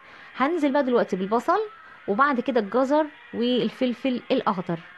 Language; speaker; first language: Arabic; native; Arabic